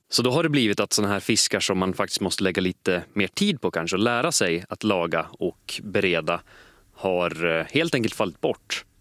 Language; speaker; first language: Swedish; native; Swedish